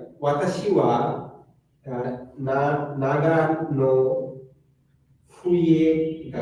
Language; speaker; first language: Japanese; non-native, learner; Bangla